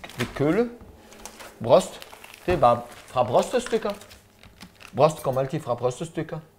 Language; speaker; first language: Danish; non-native, fluent; French